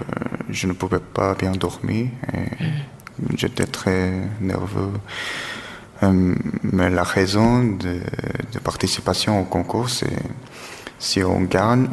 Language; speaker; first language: French; non-native, fluent; Korean